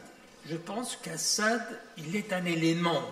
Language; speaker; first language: French; non-native, fluent; Italian